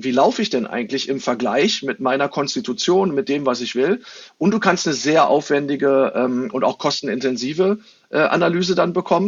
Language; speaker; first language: German; native; German